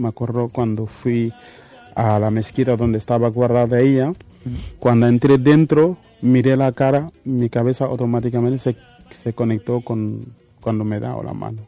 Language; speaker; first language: Spanish; non-native, fluent; Wolof